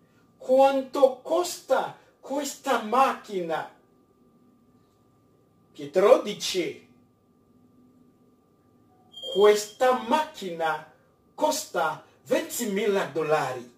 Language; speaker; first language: Italian; non-native, fluent; French